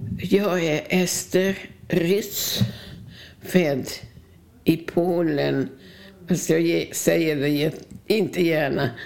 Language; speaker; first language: Swedish; non-native, fluent; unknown